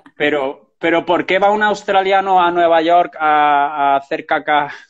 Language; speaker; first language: Spanish; native; Spanish